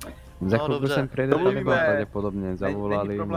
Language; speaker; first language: Czech; native; Czech